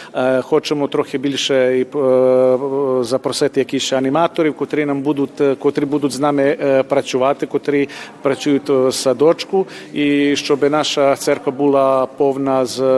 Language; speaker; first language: Ukrainian; early bilingual, heritage; Ukrainian